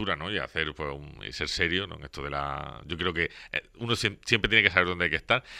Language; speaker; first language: Spanish; native; Spanish